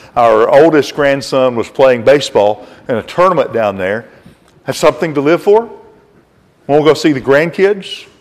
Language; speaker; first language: English; native; English